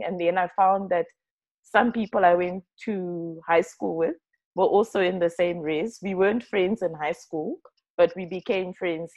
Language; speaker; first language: English; non-native, local second language; Shona